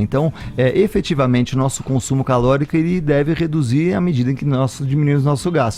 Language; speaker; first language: Portuguese; native; Portuguese